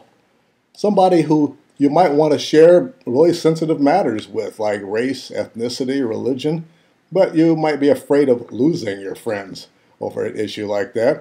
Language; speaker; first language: English; native; English